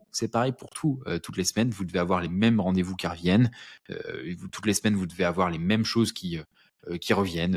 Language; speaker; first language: French; native; French